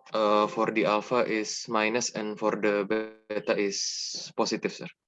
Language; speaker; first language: English; non-native, learner; Indonesian